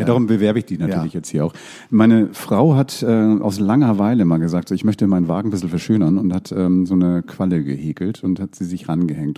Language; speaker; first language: German; native; German